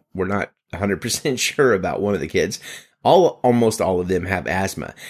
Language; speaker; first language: English; native; English